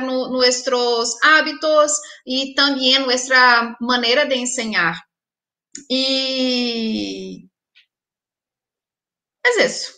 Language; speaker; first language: Spanish; non-native, fluent; Portuguese